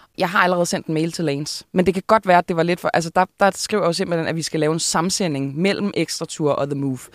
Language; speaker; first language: Danish; native; Danish